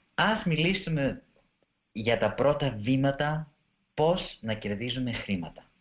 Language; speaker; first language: Greek; early bilingual, heritage; Greek